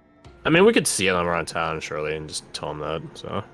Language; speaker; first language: English; native; English